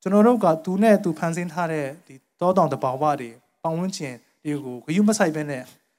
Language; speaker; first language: Burmese; non-native, local second language; Tedim Chin